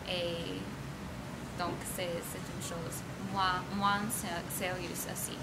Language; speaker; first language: French; non-native, learner; English